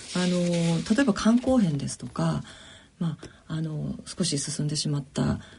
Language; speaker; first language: Japanese; native; Japanese